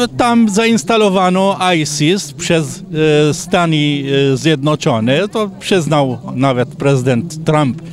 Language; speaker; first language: Polish; non-native, fluent; Arabic